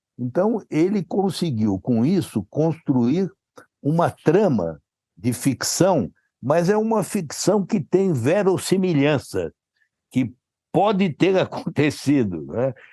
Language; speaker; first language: Portuguese; native; Portuguese